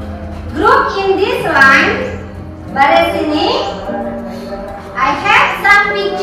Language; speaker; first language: English; non-native, learner; Indonesian